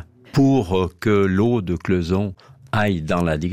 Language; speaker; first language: French; native; French